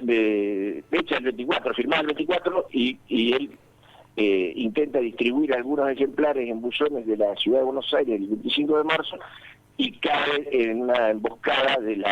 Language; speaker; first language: Spanish; native; Spanish